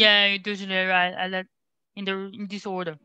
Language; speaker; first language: English; non-native, learner; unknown